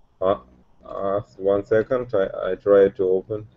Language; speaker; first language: English; non-native, learner; Russian